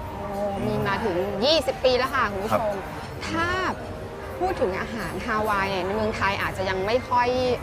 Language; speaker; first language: Thai; native; Thai